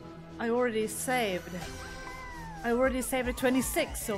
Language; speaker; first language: English; non-native, fluent; Japanese